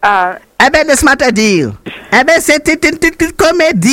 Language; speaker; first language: French; native; French